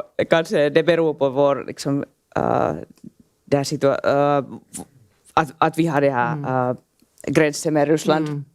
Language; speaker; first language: Swedish; non-native, local second language; Finnish